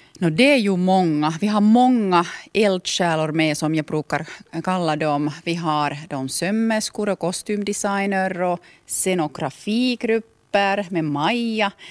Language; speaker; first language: Swedish; non-native, local second language; Finnish